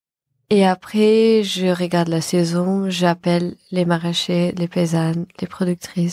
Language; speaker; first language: French; non-native, fluent; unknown